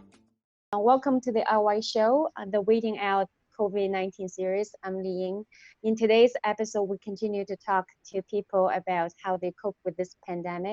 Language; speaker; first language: English; non-native, fluent; Chinese